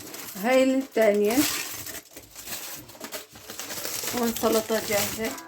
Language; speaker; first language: Arabic; native; Arabic